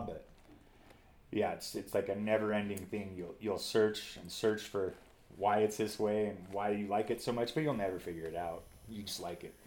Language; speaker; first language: English; native; English